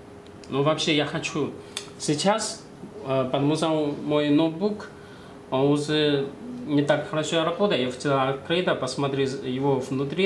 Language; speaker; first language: Russian; non-native, learner; Chinese